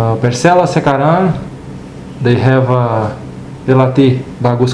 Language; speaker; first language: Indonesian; non-native, learner; Portuguese